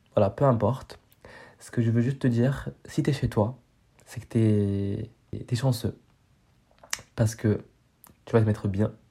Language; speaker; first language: French; non-native, local second language; Arabic